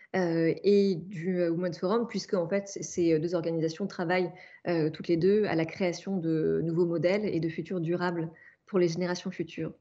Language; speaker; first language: French; native; French